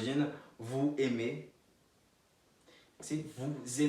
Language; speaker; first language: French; non-native, fluent; Portuguese